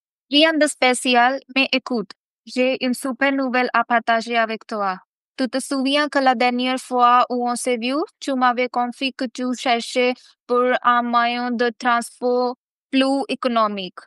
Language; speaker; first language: French; non-native, fluent; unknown